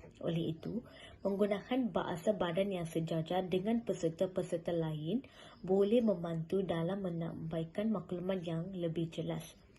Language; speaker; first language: Malay; non-native, local second language; Tamil